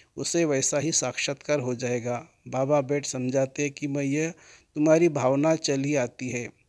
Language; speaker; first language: Hindi; native; Hindi